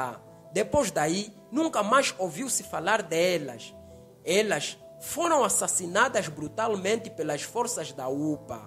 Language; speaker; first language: Portuguese; native; Portuguese